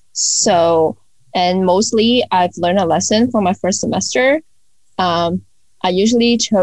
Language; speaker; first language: English; non-native, local second language; Cantonese